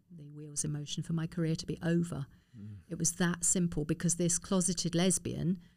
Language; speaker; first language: English; native; English